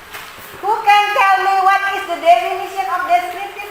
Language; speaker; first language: English; non-native, learner; Indonesian